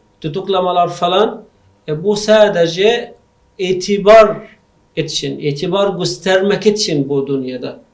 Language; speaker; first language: Turkish; non-native, learner; Arabic